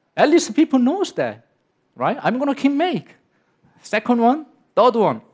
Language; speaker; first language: English; non-native, learner; Korean